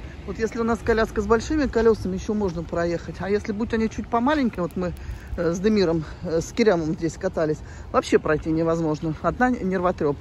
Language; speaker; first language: Russian; native; Russian